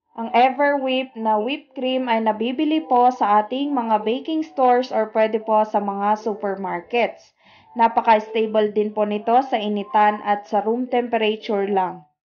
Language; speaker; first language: Filipino; native; Filipino